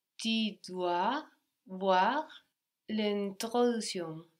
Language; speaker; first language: French; non-native, learner; English